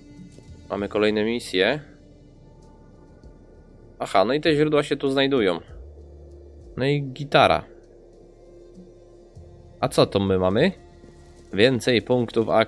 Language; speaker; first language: Polish; native; Polish